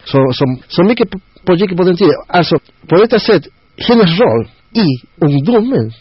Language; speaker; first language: Swedish; non-native, learner; Spanish